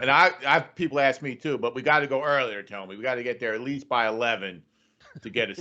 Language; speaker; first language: English; native; English